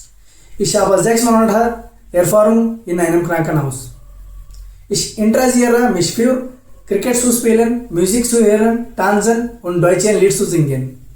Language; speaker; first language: German; non-native, learner; Kannada